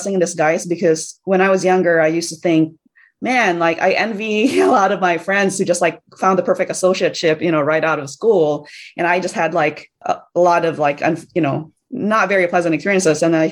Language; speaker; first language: English; non-native, local second language; Cebuano